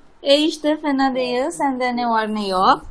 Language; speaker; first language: Turkish; non-native, learner; Filipino